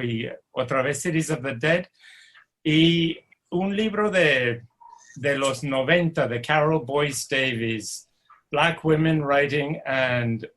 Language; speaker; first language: Spanish; non-native, fluent; English